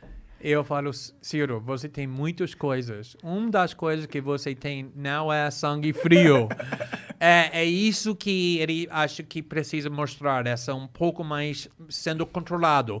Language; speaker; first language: Portuguese; non-native, fluent; English